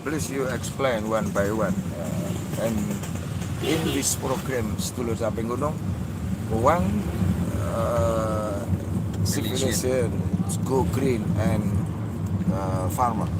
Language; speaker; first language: English; non-native, learner; Indonesian